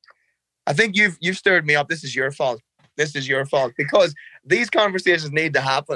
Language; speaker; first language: English; native; English